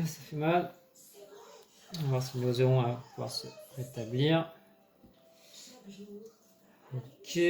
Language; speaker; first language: French; native; French